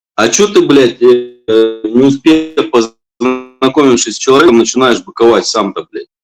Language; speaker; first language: Russian; native; Russian